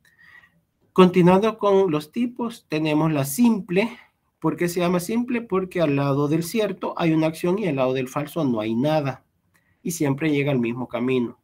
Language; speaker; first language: Spanish; native; Spanish